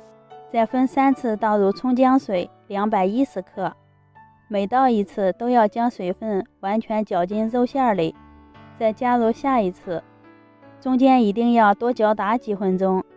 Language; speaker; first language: Chinese; native; Chinese